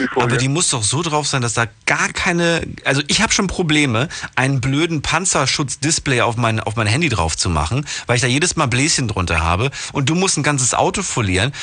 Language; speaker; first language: German; native; German